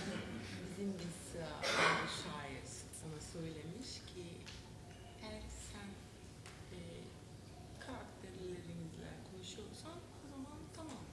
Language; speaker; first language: Turkish; non-native, learner; Macedonian